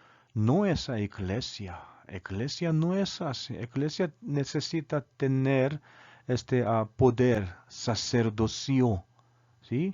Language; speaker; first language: Spanish; non-native, learner; Korean